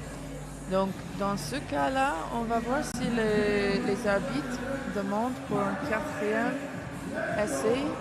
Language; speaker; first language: French; non-native, learner; English